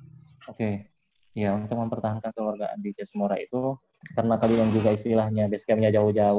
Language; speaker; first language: Indonesian; native; Indonesian